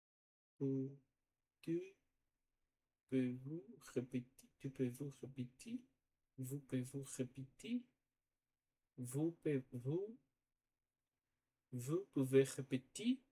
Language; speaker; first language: French; non-native, learner; Portuguese